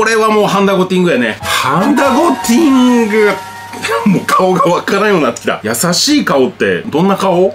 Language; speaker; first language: Japanese; native; Japanese